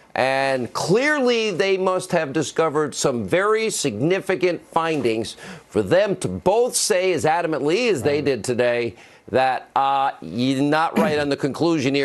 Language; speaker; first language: English; native; English